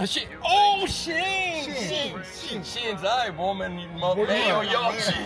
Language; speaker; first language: Chinese; non-native, learner; English